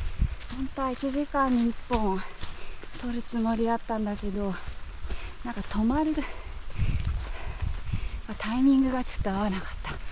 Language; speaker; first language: Japanese; native; Japanese